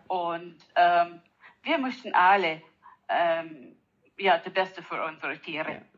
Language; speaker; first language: German; non-native, learner; English